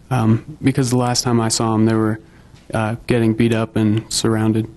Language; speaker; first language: English; native; English